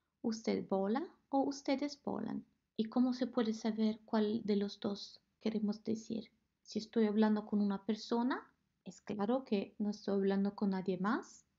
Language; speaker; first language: Spanish; non-native, fluent; Italian